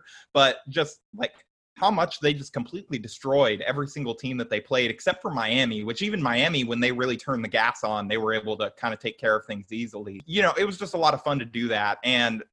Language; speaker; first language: English; native; English